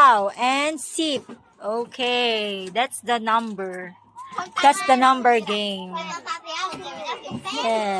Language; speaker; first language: English; non-native, local second language; Filipino